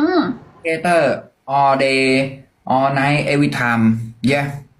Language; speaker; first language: English; non-native, learner; Thai